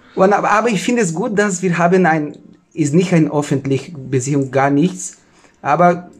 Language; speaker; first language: German; non-native, fluent; Portuguese